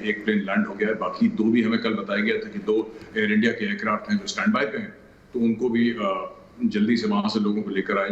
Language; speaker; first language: Hindi; native; Hindi